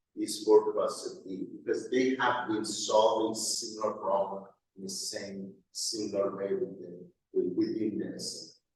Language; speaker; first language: English; non-native, fluent; Persian